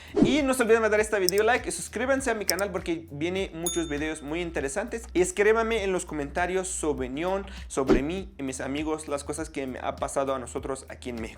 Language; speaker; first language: Spanish; non-native, fluent; Arabic